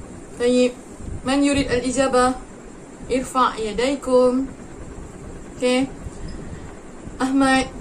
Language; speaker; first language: Arabic; non-native, learner; Malay